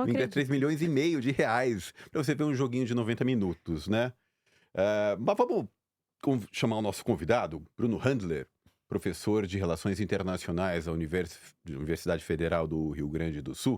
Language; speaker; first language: Portuguese; native; Portuguese